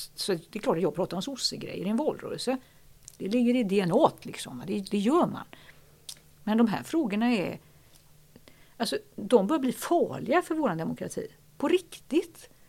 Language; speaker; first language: Swedish; native; Swedish